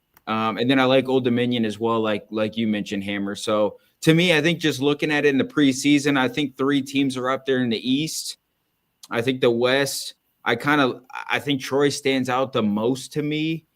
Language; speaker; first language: English; native; English